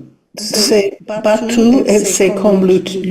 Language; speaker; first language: French; non-native, learner; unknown